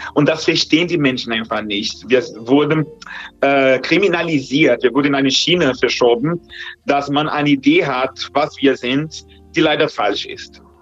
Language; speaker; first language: German; non-native, fluent; Portuguese